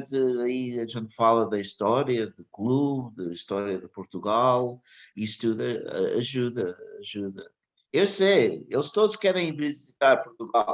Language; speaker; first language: Portuguese; early bilingual, heritage; English